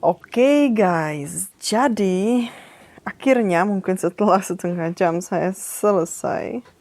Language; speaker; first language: Indonesian; non-native, fluent; Czech